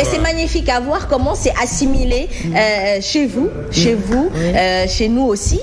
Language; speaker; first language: French; non-native, local second language; Wolof